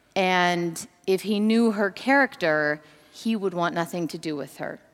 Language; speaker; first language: English; native; English